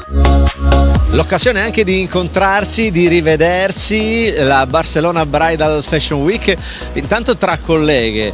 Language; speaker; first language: Italian; native; Italian